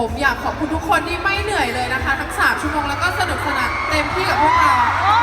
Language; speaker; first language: Thai; native; Thai